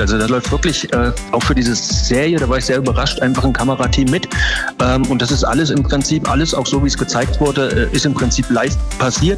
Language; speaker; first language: German; native; German